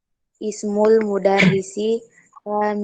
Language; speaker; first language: Arabic; non-native, learner; Indonesian